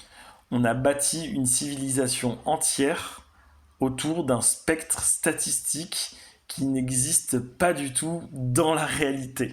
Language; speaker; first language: French; native; French